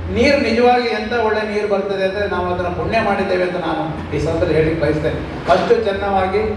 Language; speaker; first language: Kannada; native; Kannada